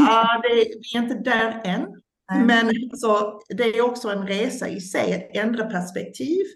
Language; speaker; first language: Swedish; non-native, fluent; English